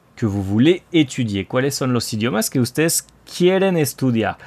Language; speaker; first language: Spanish; non-native, fluent; French